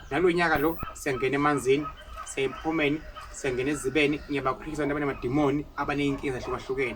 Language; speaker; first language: Zulu; native; Zulu